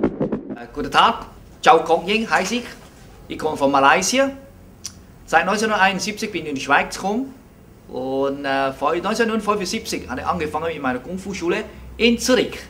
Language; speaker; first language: German; non-native, learner; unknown